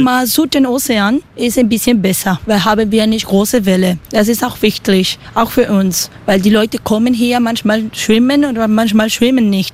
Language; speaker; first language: German; non-native, learner; Spanish